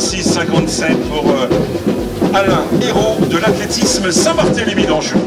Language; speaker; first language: French; native; French